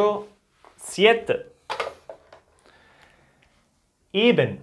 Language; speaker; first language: Spanish; non-native, fluent; German